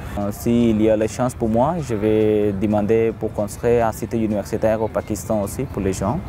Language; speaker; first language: French; non-native, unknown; Urdu